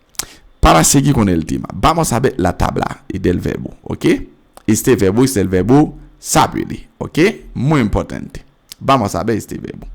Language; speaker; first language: Spanish; non-native, fluent; French